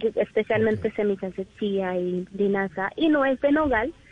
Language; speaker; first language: Spanish; non-native, learner; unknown